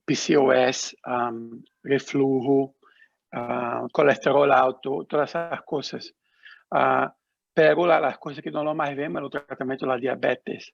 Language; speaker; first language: Spanish; non-native, learner; Portuguese